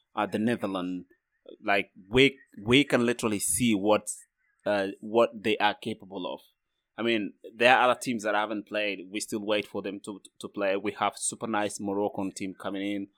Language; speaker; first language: English; non-native, fluent; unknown